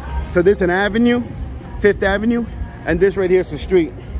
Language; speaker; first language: English; native; English